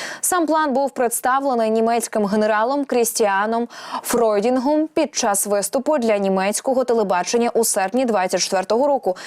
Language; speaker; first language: Ukrainian; native; Ukrainian